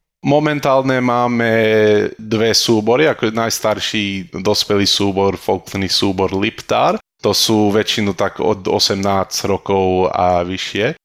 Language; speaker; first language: Slovak; early bilingual, heritage; Slovak